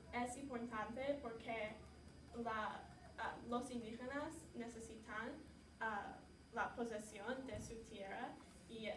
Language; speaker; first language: Spanish; non-native, learner; English